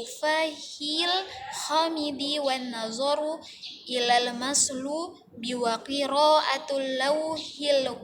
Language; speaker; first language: Arabic; non-native, learner; Indonesian